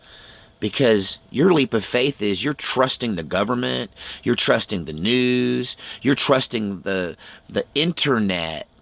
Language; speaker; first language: English; native; English